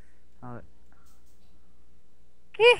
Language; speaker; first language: Spanish; native; Spanish